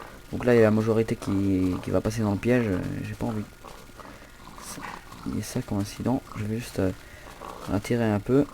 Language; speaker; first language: French; native; French